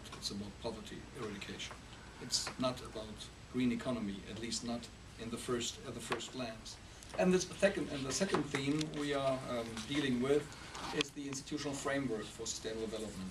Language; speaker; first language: English; non-native, fluent; German